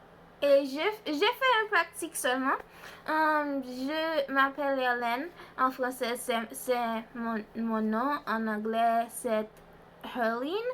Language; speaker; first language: French; non-native, learner; Haitian Creole